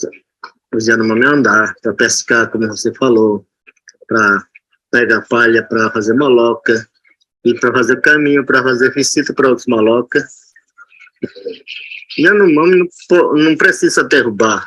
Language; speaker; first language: Portuguese; non-native, local second language; Yanomámi